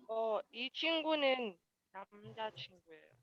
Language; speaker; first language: Korean; non-native, learner; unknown